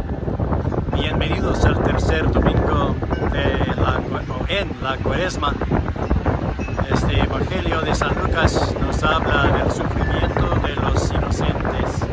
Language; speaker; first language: Spanish; non-native, fluent; English